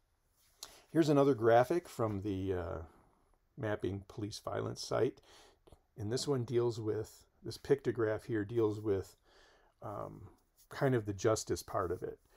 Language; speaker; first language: English; native; English